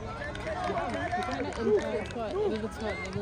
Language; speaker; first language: Danish; non-native, fluent; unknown